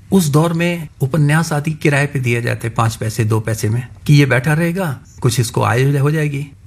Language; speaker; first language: Hindi; non-native, local second language; Punjabi